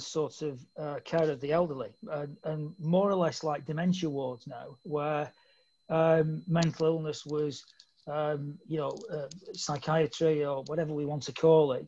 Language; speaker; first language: English; native; English